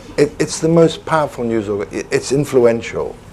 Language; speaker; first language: English; native; English